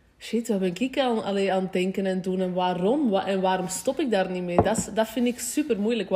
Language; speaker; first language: Dutch; native; Dutch